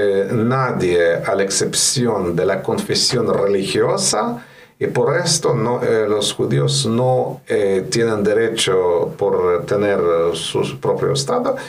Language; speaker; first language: Spanish; non-native, fluent; Russian